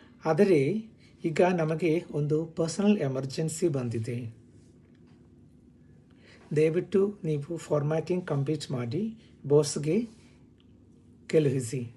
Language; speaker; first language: Kannada; non-native, learner; Malayalam